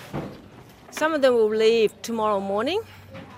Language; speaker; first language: English; non-native, fluent; Thai